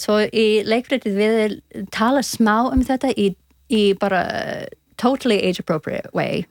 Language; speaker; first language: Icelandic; non-native, learner; English